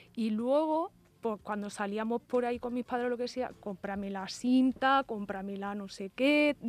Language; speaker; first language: Spanish; native; Spanish